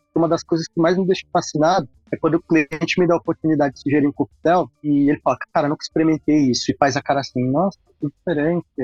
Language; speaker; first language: Portuguese; native; Portuguese